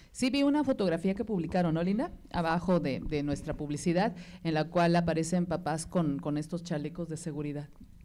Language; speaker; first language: Spanish; native; Spanish